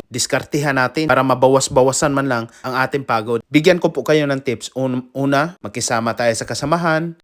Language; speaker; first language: Filipino; non-native, local second language; Cebuano